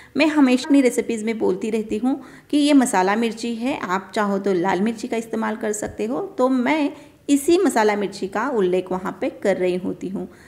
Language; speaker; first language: Hindi; non-native, local second language; Marathi